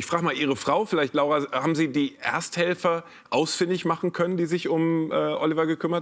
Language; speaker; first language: German; native; German